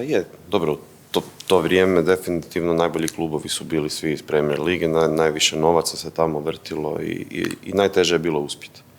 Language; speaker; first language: Bosnian; native; Bosnian